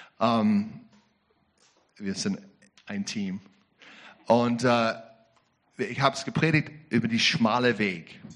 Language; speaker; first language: German; non-native, learner; English